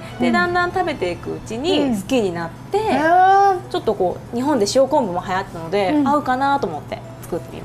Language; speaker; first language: Japanese; native; Japanese